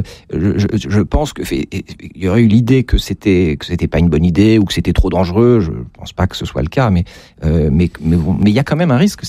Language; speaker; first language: French; native; French